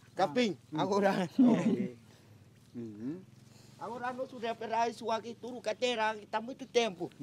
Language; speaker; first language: Portuguese; non-native, learner; Vietnamese